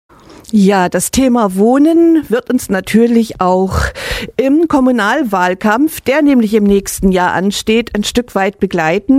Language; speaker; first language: German; native; German